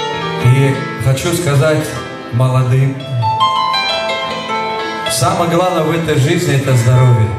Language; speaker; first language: Russian; non-native, local second language; Tajik